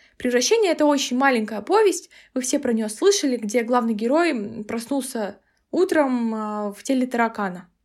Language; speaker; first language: Russian; native; Russian